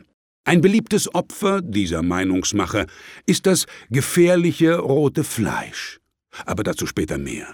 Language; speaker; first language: German; native; German